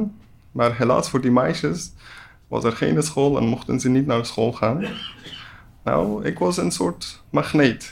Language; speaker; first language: Dutch; non-native, learner; Persian